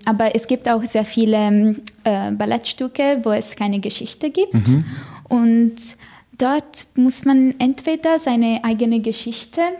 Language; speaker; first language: German; non-native, fluent; Italian